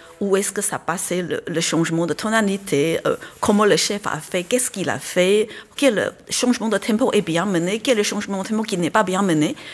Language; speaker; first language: French; non-native, fluent; Chinese